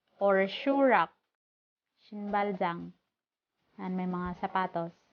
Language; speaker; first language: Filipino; native; Filipino